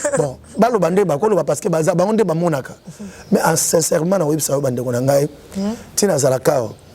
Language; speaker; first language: Lingala; native; Lingala